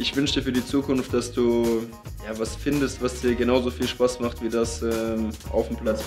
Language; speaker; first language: German; native; German